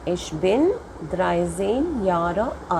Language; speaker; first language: German; non-native, fluent; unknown